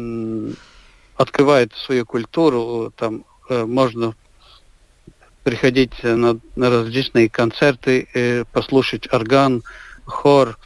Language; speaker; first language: Russian; non-native, local second language; Latvian